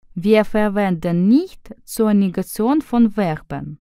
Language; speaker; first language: German; non-native, fluent; Russian